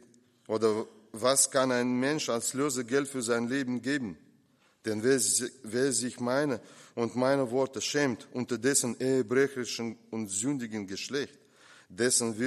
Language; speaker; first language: German; non-native, fluent; Russian